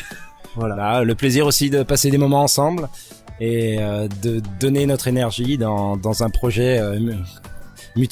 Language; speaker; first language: French; native; French